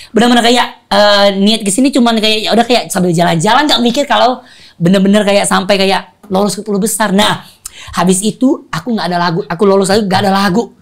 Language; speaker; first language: Indonesian; non-native, fluent; Thai